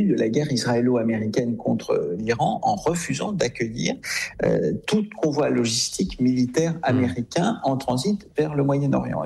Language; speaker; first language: French; native; French